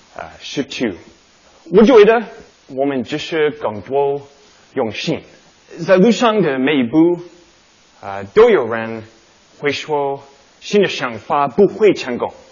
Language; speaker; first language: Chinese; non-native, learner; English